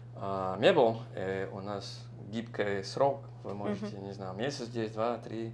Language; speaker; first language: Russian; non-native, learner; English